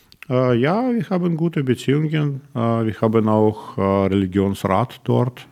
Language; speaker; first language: German; non-native, learner; Russian